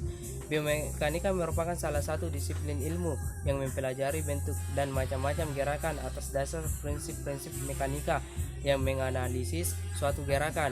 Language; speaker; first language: Indonesian; native; Indonesian